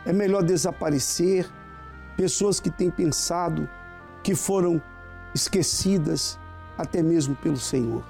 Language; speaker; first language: Portuguese; native; Portuguese